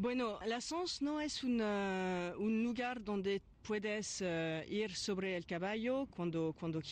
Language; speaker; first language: Spanish; non-native, fluent; French